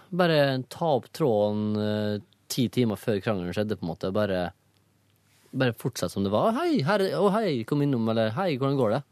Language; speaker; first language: Norwegian; native; Norwegian